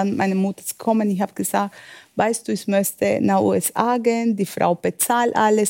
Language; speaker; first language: German; non-native, fluent; Spanish